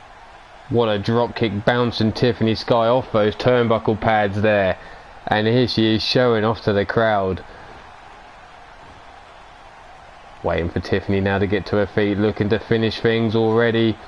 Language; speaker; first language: English; native; English